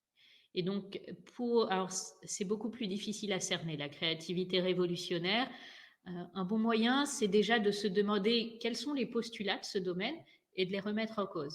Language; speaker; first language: French; native; French